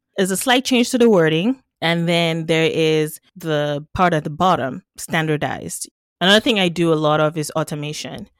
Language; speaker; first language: English; non-native, local second language; Yoruba